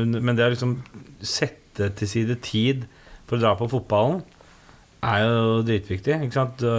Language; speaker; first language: Norwegian; native; Norwegian